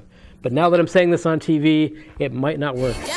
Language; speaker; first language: English; native; English